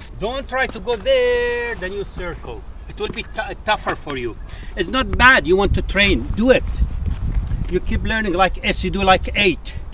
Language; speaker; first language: English; non-native, fluent; Arabic